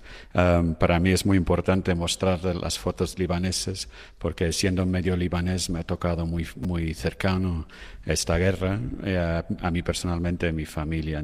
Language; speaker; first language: Spanish; non-native, fluent; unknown